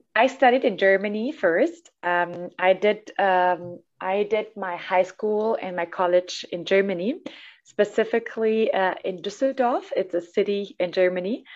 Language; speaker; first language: English; non-native, fluent; German